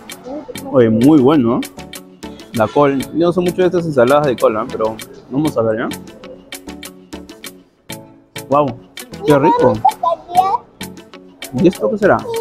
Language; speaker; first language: Spanish; native; Spanish